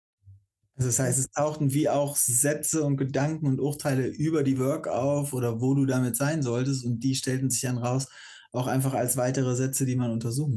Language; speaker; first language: German; native; German